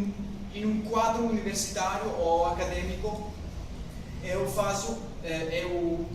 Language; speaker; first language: Portuguese; non-native, learner; French